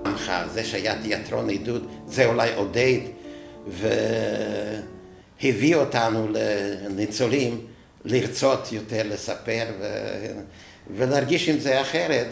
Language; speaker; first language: Hebrew; non-native, fluent; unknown